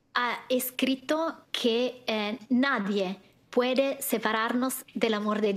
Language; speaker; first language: Spanish; non-native, learner; Italian